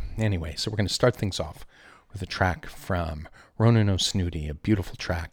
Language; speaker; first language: English; native; English